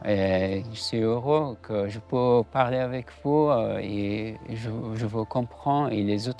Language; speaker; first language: French; non-native, learner; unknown